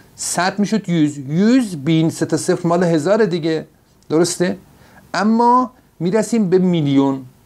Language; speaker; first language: Persian; non-native, local second language; Azerbaijani